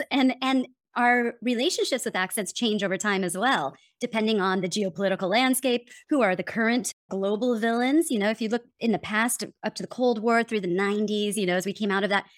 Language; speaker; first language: English; native; English